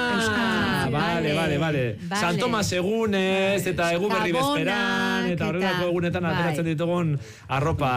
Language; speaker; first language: Basque; native; Basque